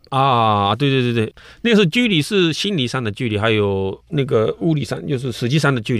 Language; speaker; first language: Chinese; non-native, fluent; Japanese